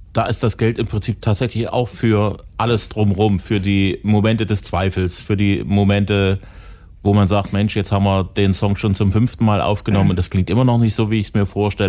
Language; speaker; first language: German; native; German